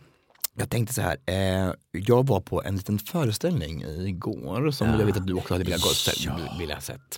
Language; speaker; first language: Swedish; native; Swedish